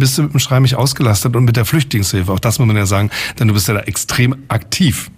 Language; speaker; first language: German; native; German